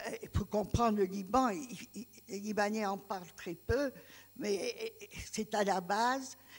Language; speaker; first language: French; non-native, local second language; Greek